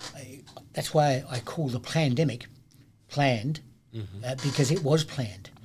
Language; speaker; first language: English; native; English